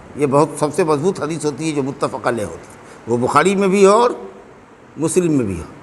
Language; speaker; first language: Urdu; native; Urdu